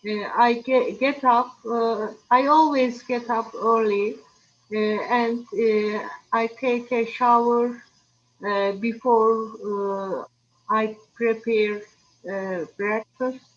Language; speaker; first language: English; non-native, learner; Turkish